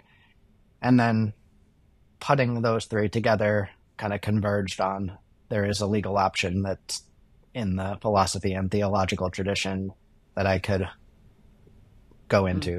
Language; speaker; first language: English; native; English